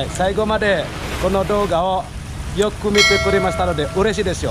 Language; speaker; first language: Japanese; non-native, fluent; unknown